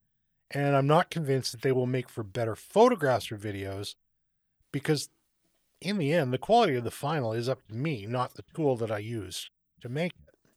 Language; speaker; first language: English; native; English